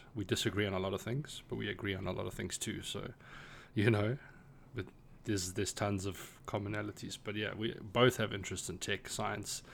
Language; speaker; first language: English; native; English